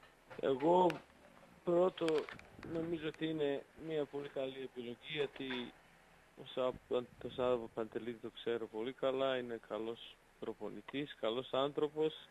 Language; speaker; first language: Greek; non-native, fluent; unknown